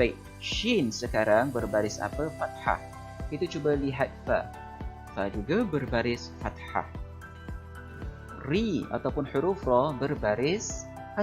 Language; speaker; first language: Malay; native; Malay